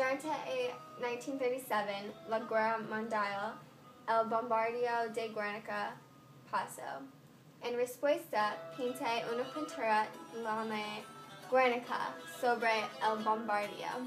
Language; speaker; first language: Spanish; non-native, learner; English